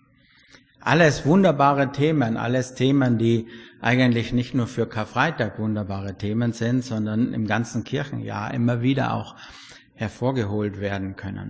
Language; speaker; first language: German; native; German